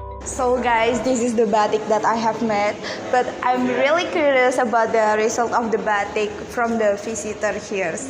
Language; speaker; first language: English; non-native, learner; Indonesian